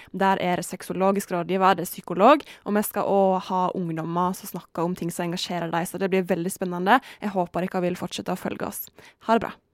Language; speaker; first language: Norwegian; native; Norwegian